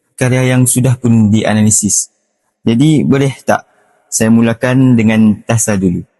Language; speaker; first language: Malay; native; Malay